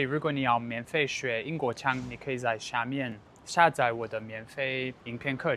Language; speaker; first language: Chinese; non-native, fluent; English